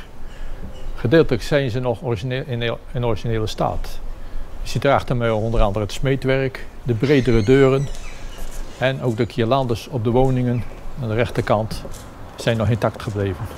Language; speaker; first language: Dutch; native; Dutch